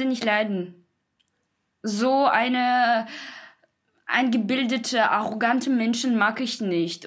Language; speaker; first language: German; non-native, fluent; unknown